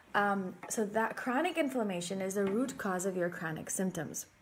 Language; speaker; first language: English; native; English